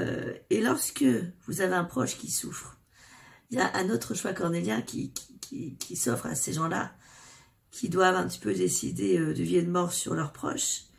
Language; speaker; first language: French; native; French